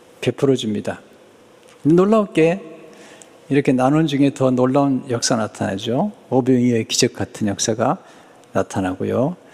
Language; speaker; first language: Korean; native; Korean